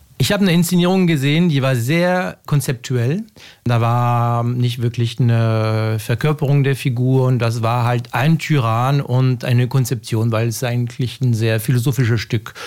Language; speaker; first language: German; non-native, fluent; French